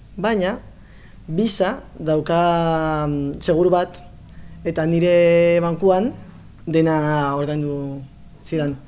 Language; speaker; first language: Basque; non-native, local second language; Spanish